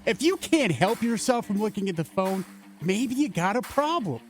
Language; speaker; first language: English; native; English